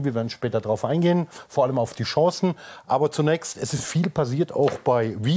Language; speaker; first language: German; native; German